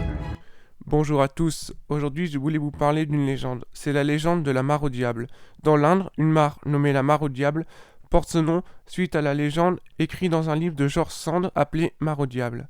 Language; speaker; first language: French; native; French